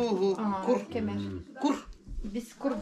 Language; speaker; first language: Turkish; non-native, learner; Yakut